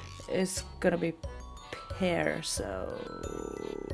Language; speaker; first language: English; non-native, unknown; Japanese